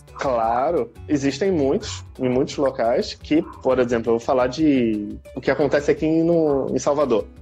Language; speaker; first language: Portuguese; native; Portuguese